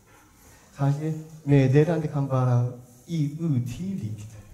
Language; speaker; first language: Swedish; non-native, fluent; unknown